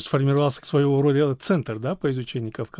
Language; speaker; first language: Russian; non-native, local second language; Chechen